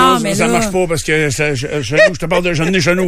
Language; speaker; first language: French; native; French